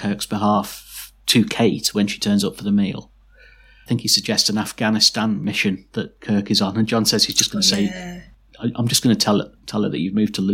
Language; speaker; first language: English; native; English